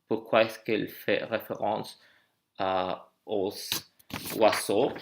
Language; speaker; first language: French; non-native, learner; English